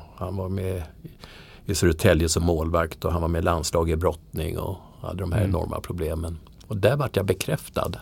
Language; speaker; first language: Swedish; native; Swedish